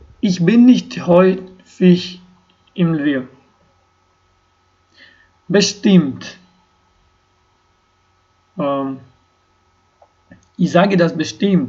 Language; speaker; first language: German; non-native, learner; Ukrainian